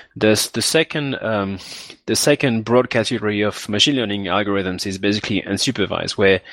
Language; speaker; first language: English; non-native, fluent; French